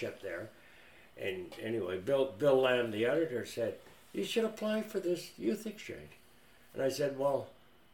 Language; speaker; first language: English; native; English